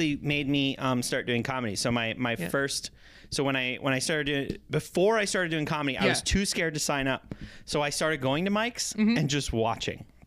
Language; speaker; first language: English; native; English